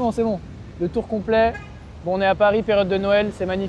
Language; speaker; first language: French; native; French